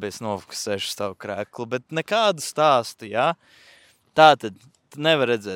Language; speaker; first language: Latvian; native; Latvian